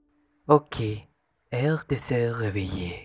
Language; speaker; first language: French; non-native, learner; Malay